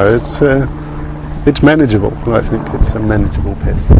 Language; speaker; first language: English; native; English